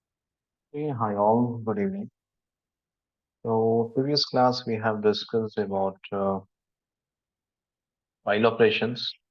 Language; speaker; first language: English; non-native, local second language; Hindi